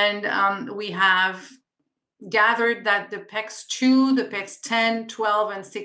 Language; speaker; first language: English; non-native, local second language; French